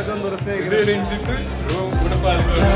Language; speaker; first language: Malayalam; native; Malayalam